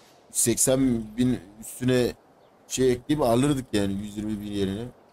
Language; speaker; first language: Turkish; native; Turkish